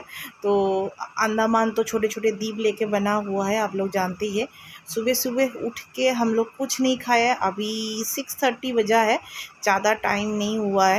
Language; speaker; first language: Hindi; non-native, local second language; Bangla